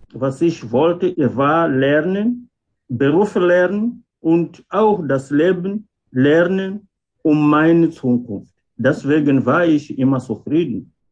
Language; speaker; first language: German; non-native, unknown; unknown